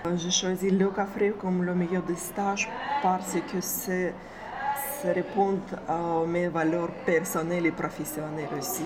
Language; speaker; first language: French; non-native, fluent; Russian